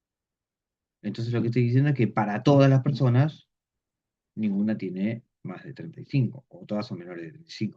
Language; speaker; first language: Spanish; native; Spanish